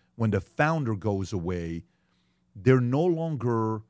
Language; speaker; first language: English; early bilingual, other home language; Persian